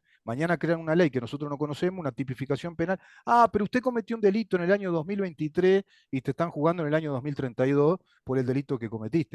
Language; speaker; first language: Spanish; native; Spanish